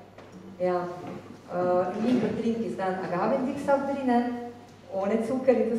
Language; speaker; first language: German; non-native, fluent; Slovenian